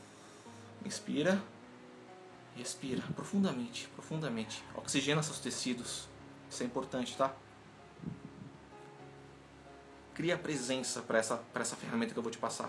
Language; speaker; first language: Portuguese; native; Portuguese